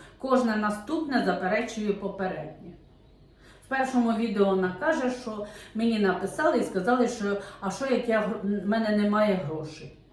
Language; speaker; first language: Ukrainian; non-native, local second language; Russian